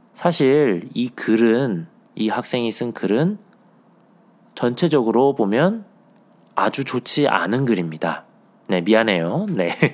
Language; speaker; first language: Korean; native; Korean